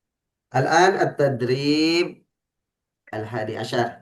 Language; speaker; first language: Arabic; non-native, fluent; Indonesian